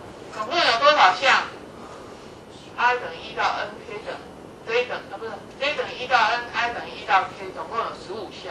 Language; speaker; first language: Chinese; native; Chinese